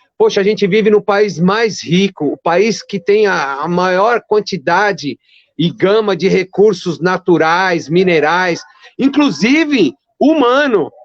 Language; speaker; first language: Portuguese; early bilingual, other home language; Arabic